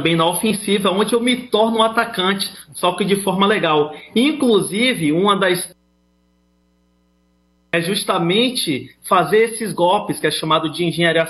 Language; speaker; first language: Portuguese; native; Portuguese